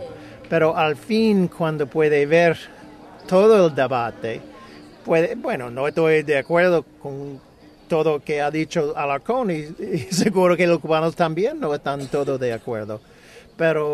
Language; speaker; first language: Spanish; non-native, fluent; English